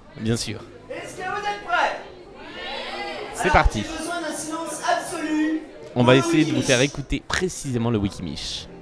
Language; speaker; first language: French; native; French